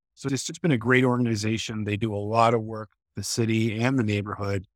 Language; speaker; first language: English; native; English